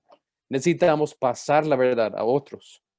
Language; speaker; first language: Spanish; non-native, fluent; English